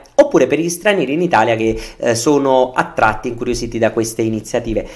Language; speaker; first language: Italian; native; Italian